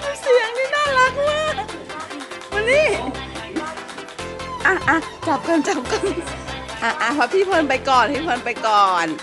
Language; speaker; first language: Thai; native; Thai